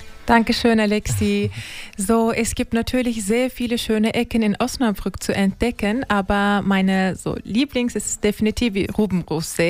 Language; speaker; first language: German; non-native, fluent; Turkish